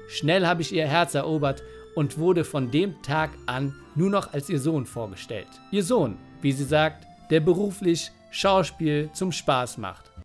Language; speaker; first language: German; native; German